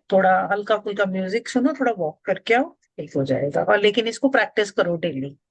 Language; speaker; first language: Hindi; native; Hindi